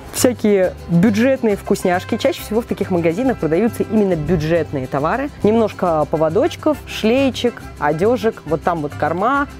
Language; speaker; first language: Russian; native; Russian